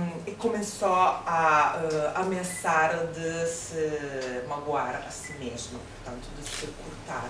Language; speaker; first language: Portuguese; non-native, fluent; Italian